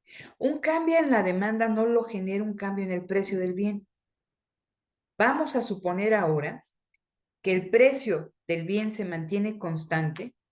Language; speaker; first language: Spanish; native; Spanish